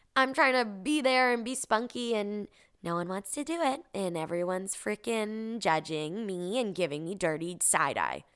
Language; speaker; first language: English; native; English